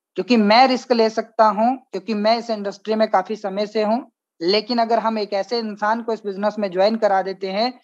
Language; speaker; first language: Hindi; native; Hindi